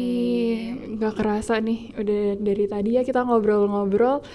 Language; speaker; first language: Indonesian; native; Indonesian